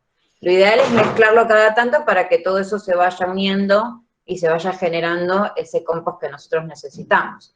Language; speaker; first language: Spanish; native; Spanish